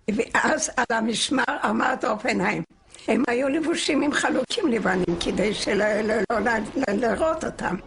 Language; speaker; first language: Hebrew; non-native, fluent; Yiddish